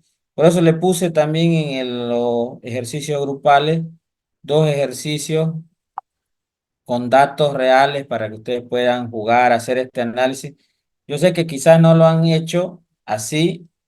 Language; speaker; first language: Spanish; native; Spanish